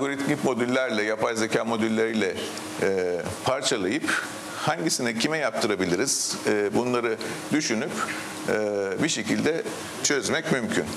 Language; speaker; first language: Turkish; native; Turkish